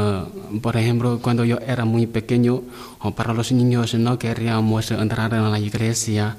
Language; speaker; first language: Spanish; non-native, learner; Chinese